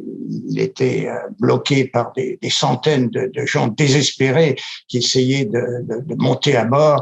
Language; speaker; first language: French; native; French